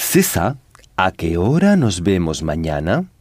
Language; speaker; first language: Spanish; non-native, fluent; French